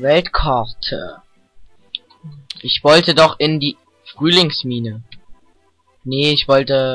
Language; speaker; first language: German; native; German